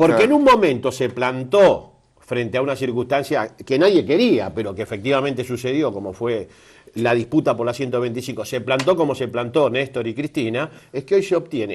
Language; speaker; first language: Spanish; native; Spanish